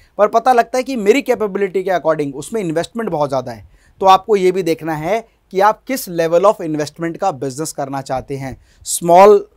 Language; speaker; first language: Hindi; native; Hindi